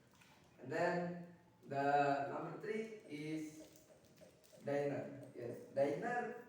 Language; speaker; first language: English; non-native, learner; Indonesian